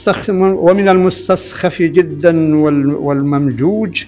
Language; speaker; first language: Arabic; native; Arabic